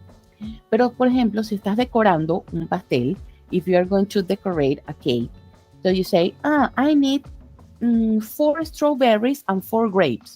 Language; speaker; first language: English; non-native, fluent; Spanish